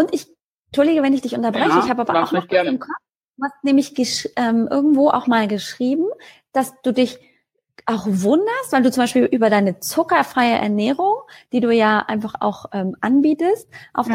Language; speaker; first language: German; native; German